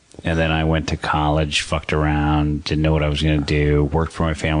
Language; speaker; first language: English; native; English